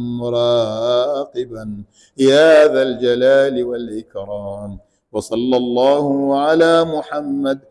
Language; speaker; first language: Arabic; non-native, fluent; Ganda